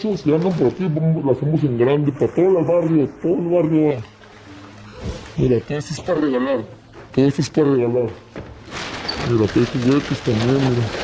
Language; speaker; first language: Spanish; native; Spanish